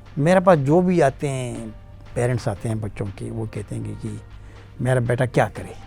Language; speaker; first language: Urdu; non-native, local second language; Pashto